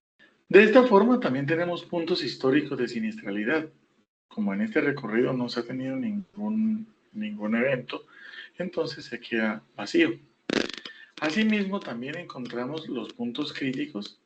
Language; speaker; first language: Spanish; native; Spanish